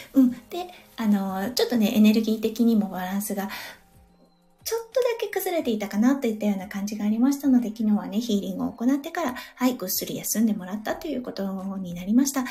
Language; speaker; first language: Japanese; native; Japanese